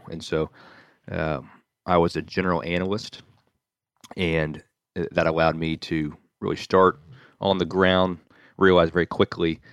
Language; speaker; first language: English; native; English